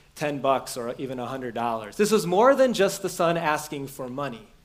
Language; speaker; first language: English; native; English